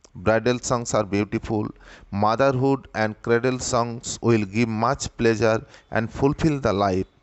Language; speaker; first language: English; non-native, local second language; Bangla